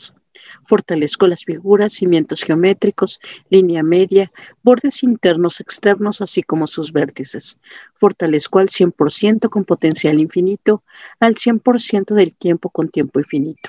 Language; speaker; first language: Spanish; native; Spanish